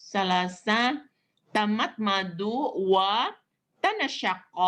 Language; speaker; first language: Arabic; non-native, learner; Indonesian